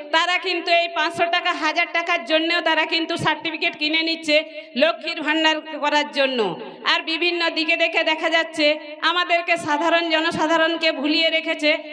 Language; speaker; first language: Bangla; non-native, local second language; Santali